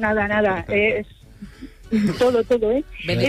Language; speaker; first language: Spanish; native; Spanish